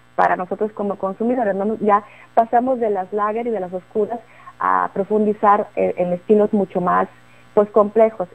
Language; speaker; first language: Spanish; native; Spanish